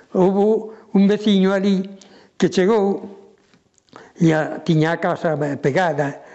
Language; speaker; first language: Galician; native; Galician